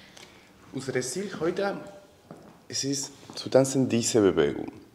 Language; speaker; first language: German; non-native, learner; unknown